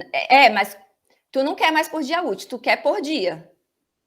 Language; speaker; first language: Portuguese; native; Portuguese